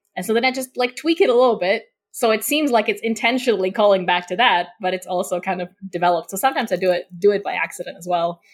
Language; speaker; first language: English; non-native, fluent; Slovak